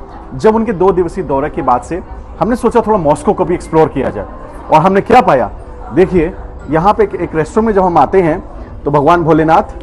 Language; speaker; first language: Hindi; native; Hindi